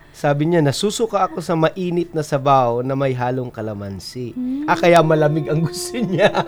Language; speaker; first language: Filipino; non-native, local second language; Bikol